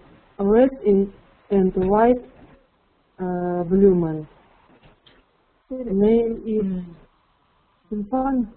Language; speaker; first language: English; non-native, learner; Russian